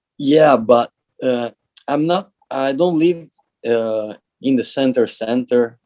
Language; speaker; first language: English; non-native, learner; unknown